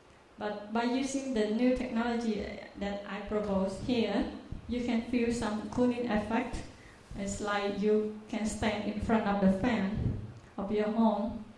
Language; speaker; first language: English; non-native, learner; Vietnamese